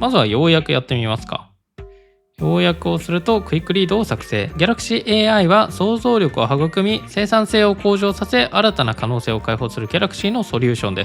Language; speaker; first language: Japanese; native; Japanese